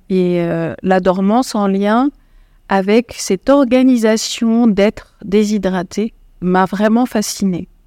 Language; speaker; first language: French; non-native, local second language; Arabic